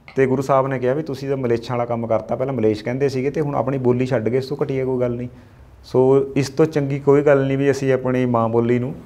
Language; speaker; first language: Punjabi; native; Punjabi